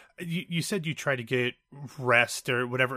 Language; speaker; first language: English; native; English